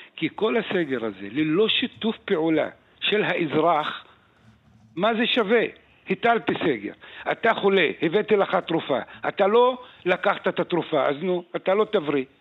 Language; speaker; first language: Hebrew; non-native, local second language; Arabic